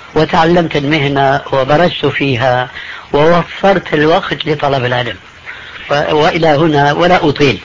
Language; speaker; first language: Arabic; early bilingual, other home language; Albanian